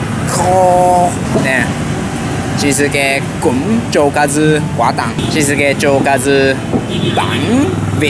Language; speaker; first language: Vietnamese; non-native, learner; Japanese